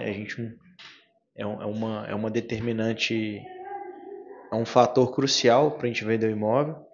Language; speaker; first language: Portuguese; native; Portuguese